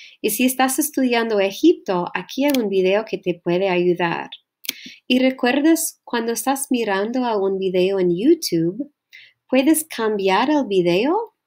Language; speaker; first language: Spanish; non-native, learner; English